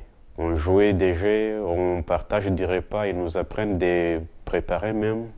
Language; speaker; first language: French; non-native, local second language; Kinyarwanda